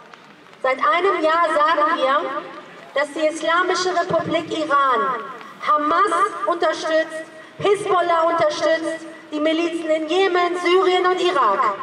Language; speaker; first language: German; early bilingual, other home language; Persian